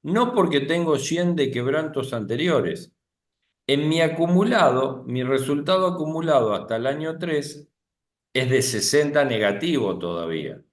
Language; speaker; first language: Spanish; native; Spanish